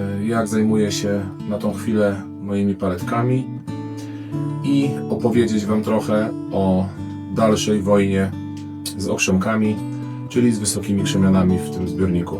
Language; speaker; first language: Polish; native; Polish